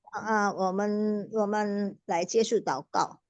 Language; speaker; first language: Chinese; non-native, learner; Indonesian